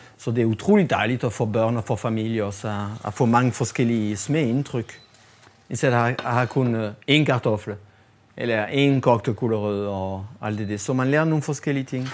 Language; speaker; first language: Danish; non-native, fluent; French